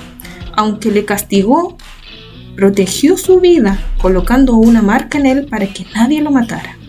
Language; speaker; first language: Spanish; native; Spanish